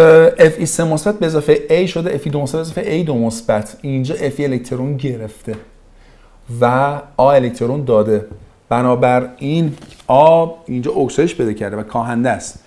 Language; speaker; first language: Persian; native; Persian